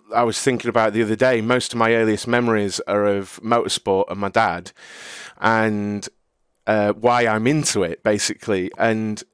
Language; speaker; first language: English; native; English